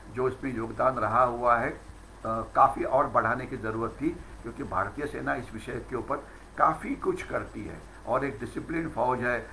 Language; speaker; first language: Hindi; non-native, local second language; Marathi